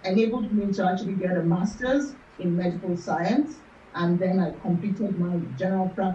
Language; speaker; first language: English; non-native, local second language; Yoruba